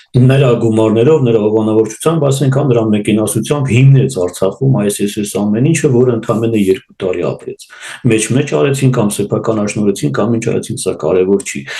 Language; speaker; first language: Armenian; native; Armenian